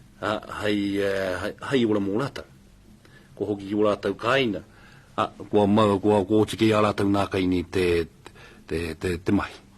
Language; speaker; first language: Māori; native; Māori